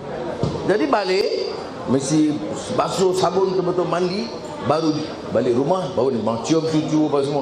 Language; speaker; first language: Malay; native; Malay